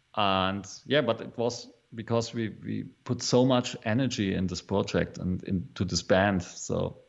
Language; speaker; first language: English; non-native, fluent; German